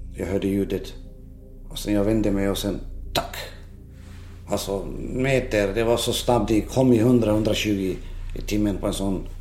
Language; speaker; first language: Swedish; non-native, local second language; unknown